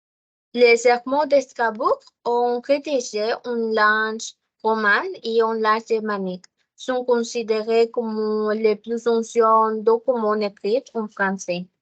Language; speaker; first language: French; non-native, learner; Spanish